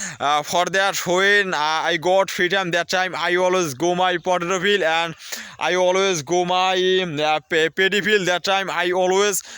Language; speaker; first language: English; non-native, learner; Bangla